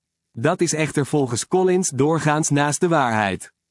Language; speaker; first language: Dutch; native; Dutch